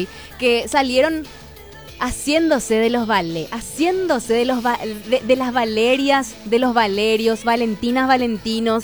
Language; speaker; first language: Spanish; native; Spanish